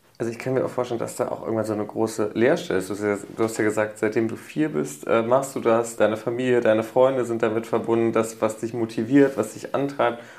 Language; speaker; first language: German; native; German